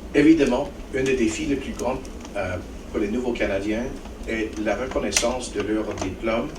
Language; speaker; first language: French; non-native, local second language; English